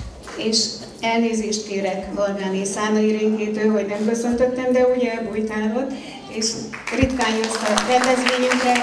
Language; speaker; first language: Hungarian; native; Hungarian